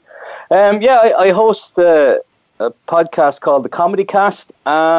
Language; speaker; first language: English; native; English